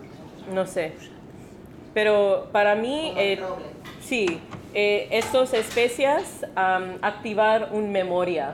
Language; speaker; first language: Spanish; non-native, learner; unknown